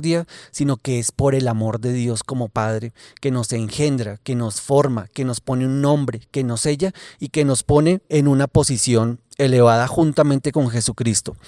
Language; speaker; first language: Spanish; native; Spanish